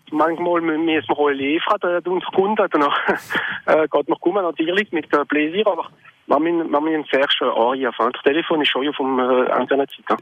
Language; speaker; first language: German; non-native, local second language; French